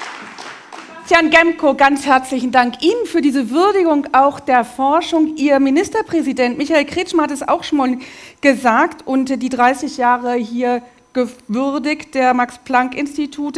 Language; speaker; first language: German; native; German